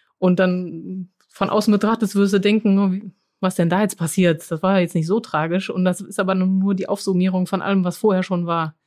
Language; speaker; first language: German; non-native, fluent; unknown